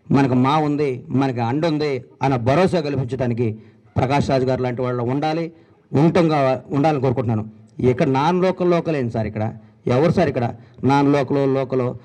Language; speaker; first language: Telugu; native; Telugu